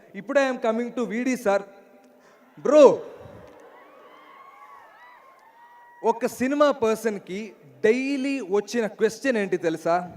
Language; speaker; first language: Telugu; non-native, learner; Malayalam